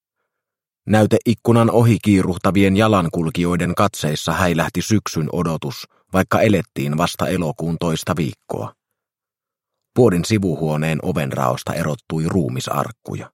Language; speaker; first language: Finnish; native; Finnish